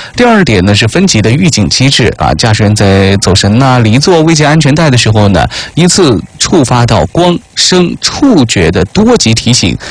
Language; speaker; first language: Chinese; native; Chinese